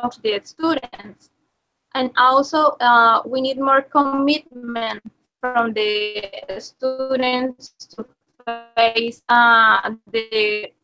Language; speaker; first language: English; non-native, learner; Spanish